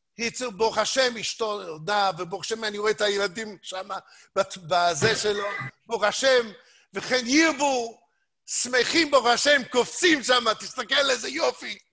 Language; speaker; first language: Hebrew; non-native, fluent; English